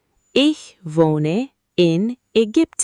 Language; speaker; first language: German; non-native, fluent; Arabic